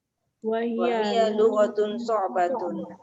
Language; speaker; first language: Arabic; non-native, learner; Indonesian